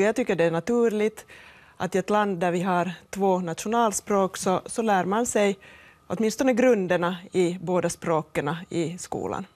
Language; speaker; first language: Swedish; native; Swedish